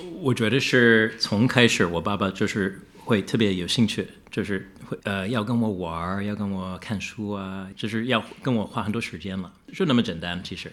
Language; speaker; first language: Chinese; non-native, fluent; English